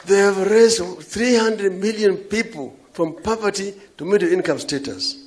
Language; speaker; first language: English; non-native, local second language; Luo (Kenya and Tanzania)